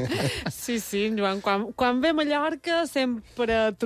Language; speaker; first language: Catalan; native; Catalan